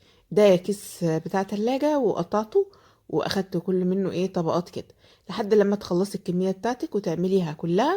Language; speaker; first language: Arabic; native; Arabic